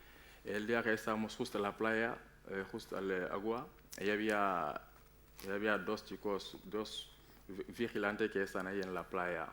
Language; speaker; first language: Spanish; non-native, learner; Wolof